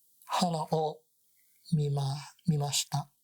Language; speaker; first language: Japanese; non-native, learner; English